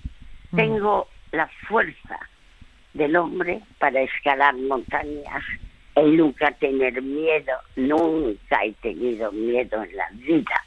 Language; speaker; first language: Spanish; early bilingual, other home language; French